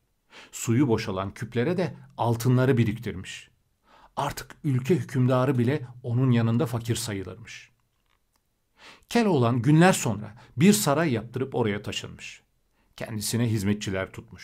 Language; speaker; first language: Turkish; native; Turkish